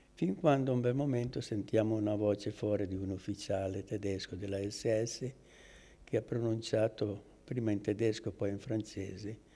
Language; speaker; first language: Italian; native; Italian